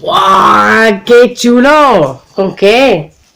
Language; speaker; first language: Spanish; native; Spanish